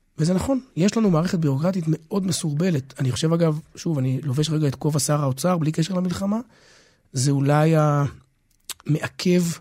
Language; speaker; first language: Hebrew; native; Hebrew